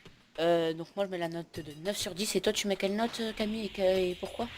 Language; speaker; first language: French; native; French